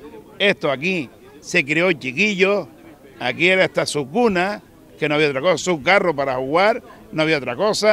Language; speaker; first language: Spanish; native; Spanish